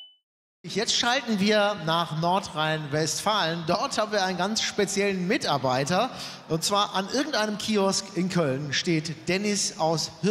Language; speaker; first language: German; native; German